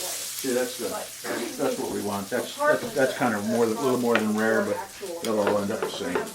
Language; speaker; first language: English; native; English